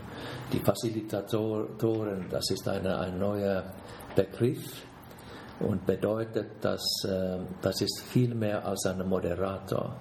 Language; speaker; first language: German; non-native, fluent; Finnish